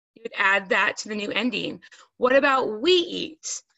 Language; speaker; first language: English; native; English